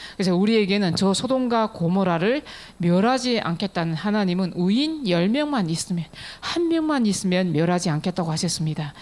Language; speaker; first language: Korean; native; Korean